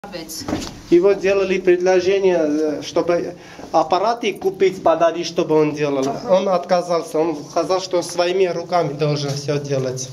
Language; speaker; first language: Russian; non-native, local second language; Armenian